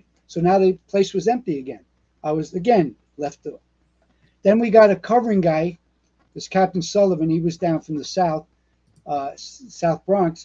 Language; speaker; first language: English; native; English